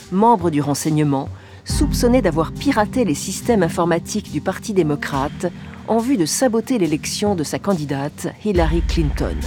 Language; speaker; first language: French; native; French